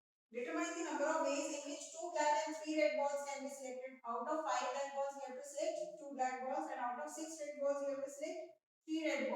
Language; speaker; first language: English; non-native, local second language; Hindi